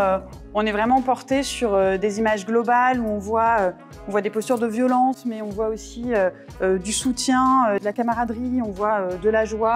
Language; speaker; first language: French; native; French